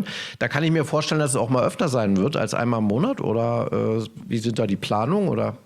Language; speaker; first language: German; native; German